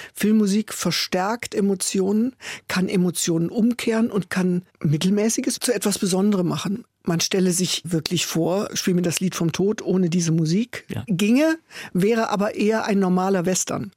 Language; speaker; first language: German; native; German